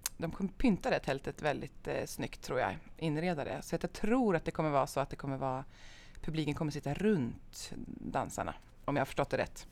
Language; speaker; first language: Swedish; native; Swedish